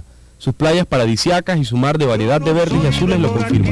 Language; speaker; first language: Spanish; native; Spanish